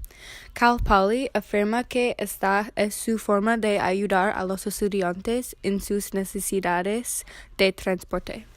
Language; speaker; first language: Spanish; non-native, learner; English